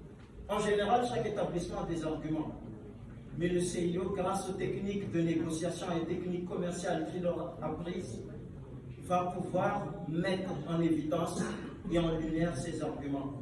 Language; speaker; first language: French; non-native, local second language; Malagasy